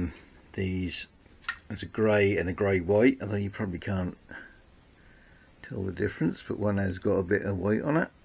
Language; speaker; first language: English; native; English